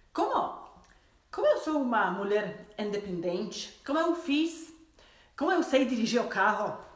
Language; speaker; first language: Portuguese; non-native, fluent; Polish